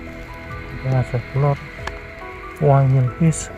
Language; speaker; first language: English; non-native, learner; Khmer